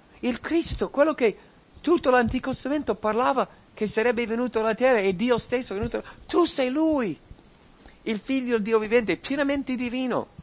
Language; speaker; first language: Italian; non-native, fluent; English